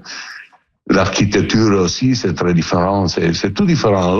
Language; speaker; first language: French; non-native, learner; Italian